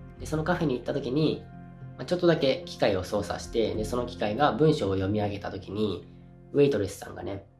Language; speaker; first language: Japanese; native; Japanese